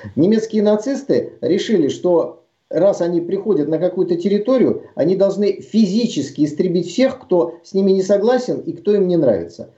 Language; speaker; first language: Russian; native; Russian